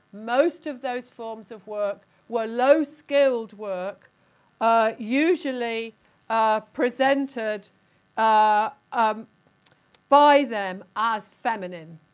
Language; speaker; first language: English; native; English